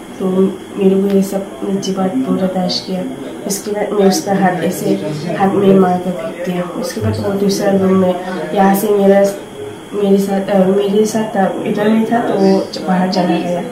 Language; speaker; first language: Hindi; non-native, local second language; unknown